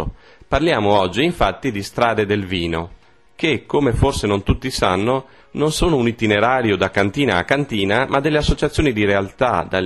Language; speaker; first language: Italian; native; Italian